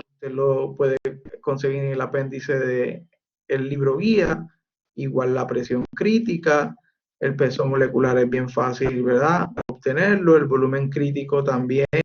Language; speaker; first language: Spanish; native; Spanish